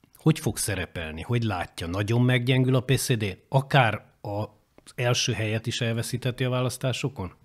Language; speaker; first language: Hungarian; native; Hungarian